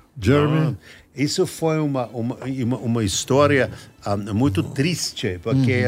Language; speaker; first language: Portuguese; non-native, learner; German